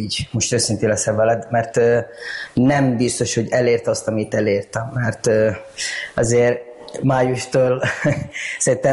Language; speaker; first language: Hungarian; non-native, learner; Italian